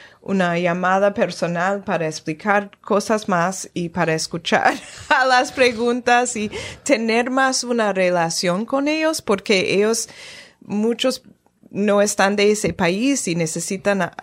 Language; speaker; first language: Spanish; non-native, fluent; English